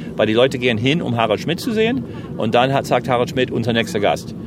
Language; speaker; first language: German; non-native, fluent; English